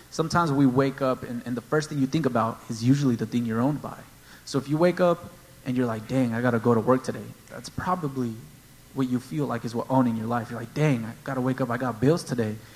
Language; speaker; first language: English; early bilingual, other home language; Spanish